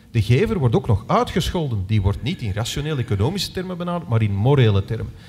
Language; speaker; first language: Dutch; native; Dutch